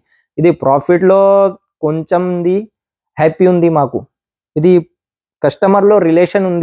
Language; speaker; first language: Telugu; non-native, local second language; Urdu